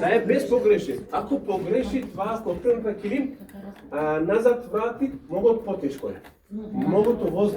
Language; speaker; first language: Bulgarian; non-native, learner; Serbian